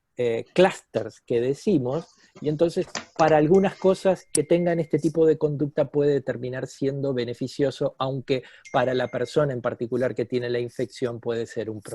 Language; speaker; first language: Spanish; native; Spanish